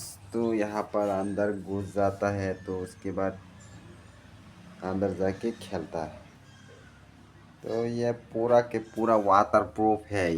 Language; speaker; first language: Hindi; non-native, local second language; Kok Borok